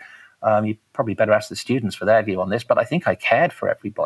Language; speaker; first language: English; native; English